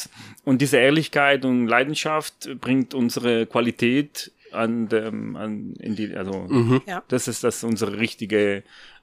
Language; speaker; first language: German; non-native, fluent; Italian